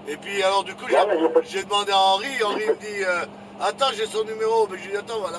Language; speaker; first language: French; native; French